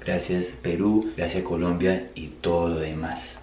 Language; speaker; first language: Spanish; non-native, fluent; English